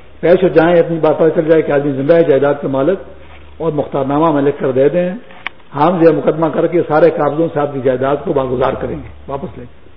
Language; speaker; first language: Urdu; non-native, local second language; Pashto